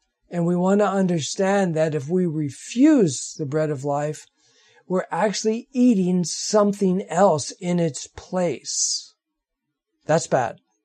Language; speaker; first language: English; native; English